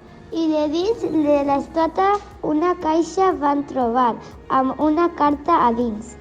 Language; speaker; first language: Catalan; non-native, learner; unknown